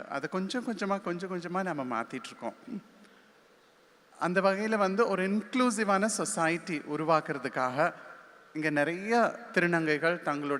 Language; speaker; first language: Tamil; native; Tamil